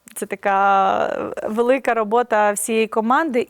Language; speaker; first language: Ukrainian; native; Ukrainian